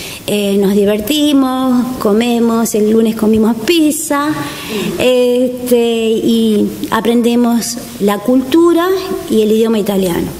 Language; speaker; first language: Spanish; native; Spanish